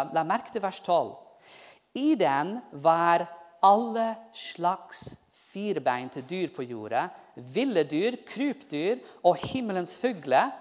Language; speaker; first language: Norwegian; non-native, fluent; English